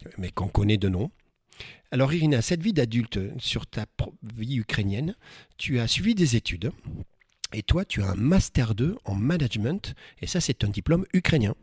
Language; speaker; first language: French; native; French